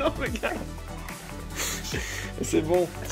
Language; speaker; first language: French; native; French